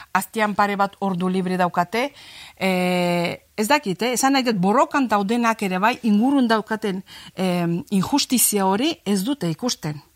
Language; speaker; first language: Basque; non-native, fluent; Azerbaijani